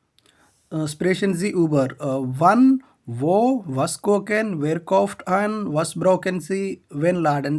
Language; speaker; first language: German; non-native, learner; Telugu